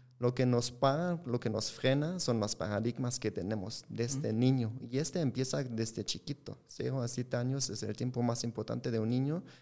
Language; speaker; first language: Spanish; non-native, fluent; German